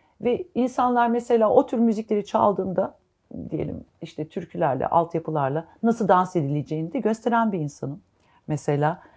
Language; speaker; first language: Turkish; early bilingual, heritage; Turkish